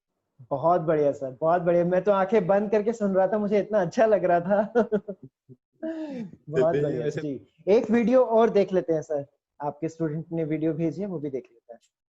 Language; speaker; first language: Hindi; native; Hindi